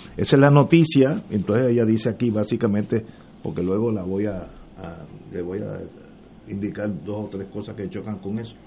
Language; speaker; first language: Spanish; early bilingual, heritage; Spanish